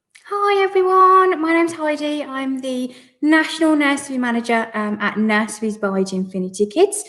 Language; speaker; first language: English; native; English